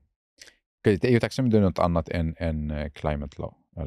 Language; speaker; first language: Swedish; non-native, fluent; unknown